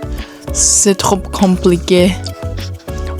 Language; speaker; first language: French; non-native, learner; Japanese